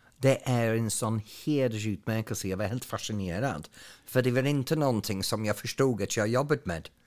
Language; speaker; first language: Swedish; non-native, fluent; English